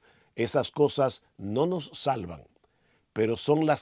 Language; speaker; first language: Spanish; native; Spanish